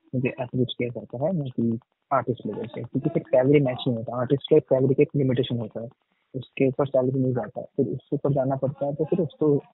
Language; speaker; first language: Hindi; non-native, local second language; Bangla